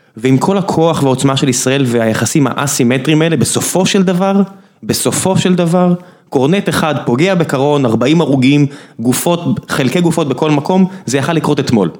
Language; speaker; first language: Hebrew; native; Hebrew